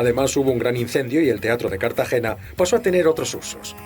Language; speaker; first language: Spanish; native; Spanish